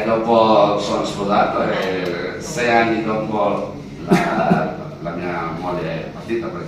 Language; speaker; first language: Italian; non-native, learner; Indonesian